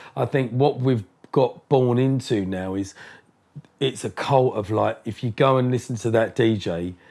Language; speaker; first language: English; native; English